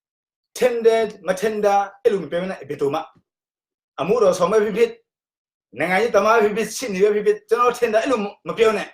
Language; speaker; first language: Burmese; non-native, local second language; Tedim Chin